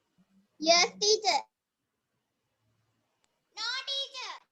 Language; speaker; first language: English; non-native, learner; Sinhala